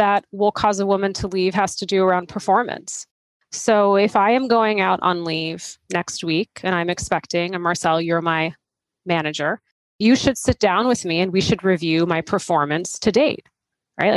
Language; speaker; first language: English; native; English